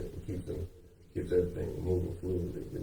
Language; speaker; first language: English; native; English